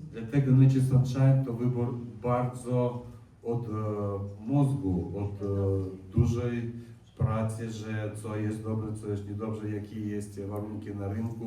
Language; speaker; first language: Polish; non-native, learner; Russian